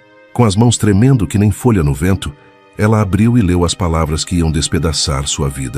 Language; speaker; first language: Portuguese; native; Portuguese